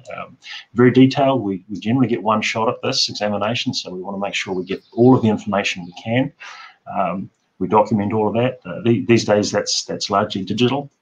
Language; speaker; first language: English; native; English